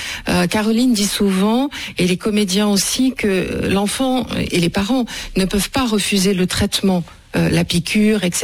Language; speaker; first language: French; native; French